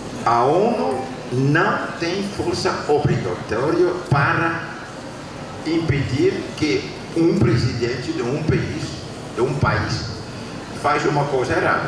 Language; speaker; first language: Portuguese; non-native, fluent; Dutch